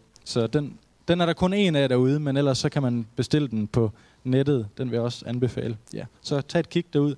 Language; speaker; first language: Danish; native; Danish